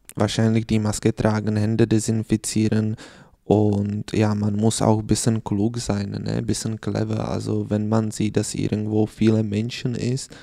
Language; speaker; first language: German; non-native, learner; Czech